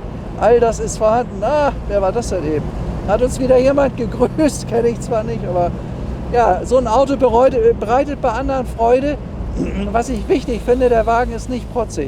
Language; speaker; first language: German; native; German